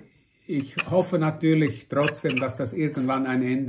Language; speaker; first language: German; non-native, fluent; Russian